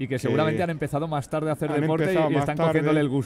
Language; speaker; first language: Spanish; native; Spanish